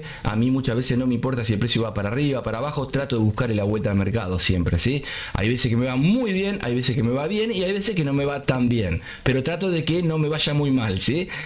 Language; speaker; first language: Spanish; native; Spanish